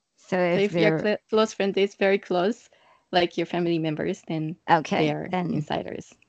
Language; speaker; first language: English; non-native, fluent; Japanese